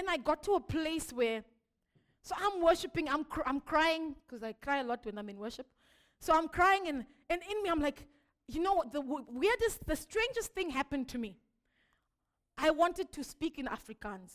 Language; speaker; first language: English; non-native, local second language; Shona